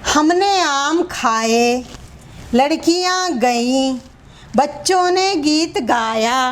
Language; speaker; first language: Hindi; non-native, local second language; Telugu